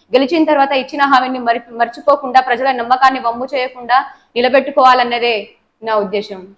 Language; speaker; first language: Telugu; non-native, local second language; Lambadi